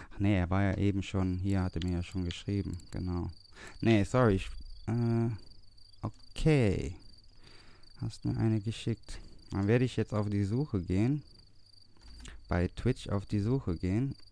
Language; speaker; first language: German; native; German